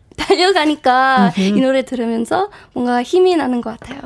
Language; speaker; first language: Korean; non-native, fluent; English